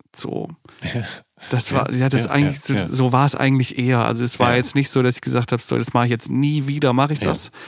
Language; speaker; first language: German; native; German